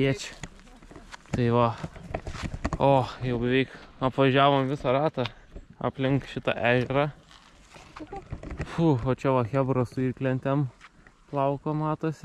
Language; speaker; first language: Lithuanian; native; Lithuanian